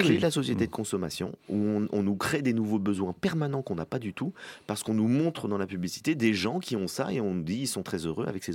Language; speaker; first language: French; native; French